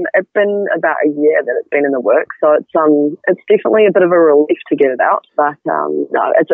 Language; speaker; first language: English; native; English